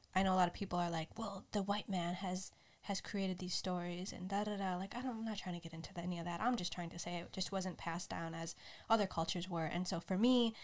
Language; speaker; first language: English; native; English